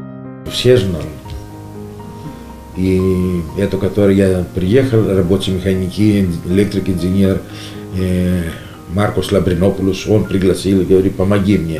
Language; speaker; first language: Russian; non-native, learner; Greek